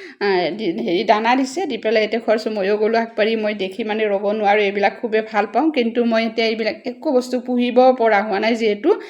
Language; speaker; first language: Assamese; native; Assamese